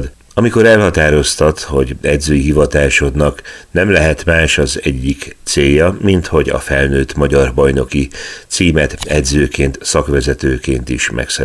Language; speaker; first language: Hungarian; native; Hungarian